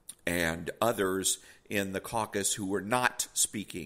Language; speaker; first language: English; native; English